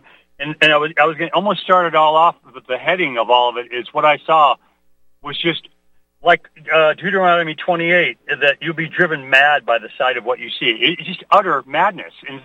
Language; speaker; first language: English; native; English